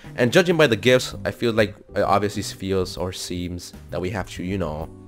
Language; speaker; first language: English; early bilingual, other home language; Spanish